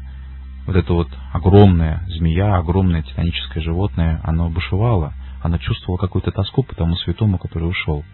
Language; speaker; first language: Russian; native; Russian